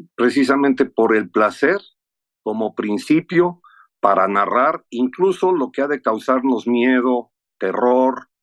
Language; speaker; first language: Spanish; early bilingual, heritage; Spanish